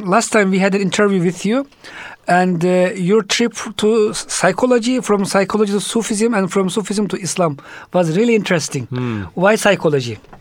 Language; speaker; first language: English; non-native, fluent; Turkish